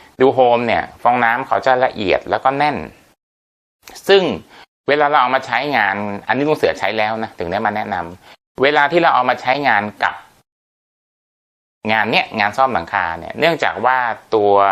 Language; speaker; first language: Thai; native; Thai